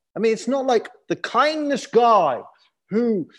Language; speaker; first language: English; native; English